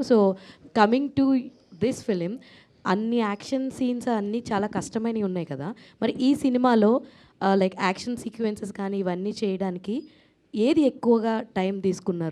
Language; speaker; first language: Telugu; native; Telugu